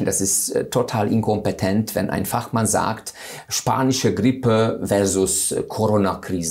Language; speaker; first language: German; non-native, fluent; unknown